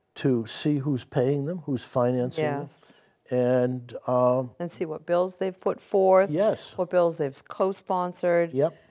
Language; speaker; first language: English; native; English